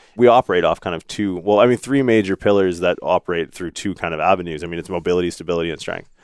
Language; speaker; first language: English; native; English